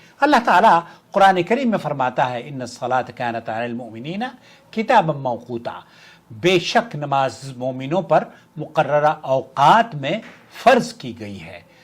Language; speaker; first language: Urdu; native; Urdu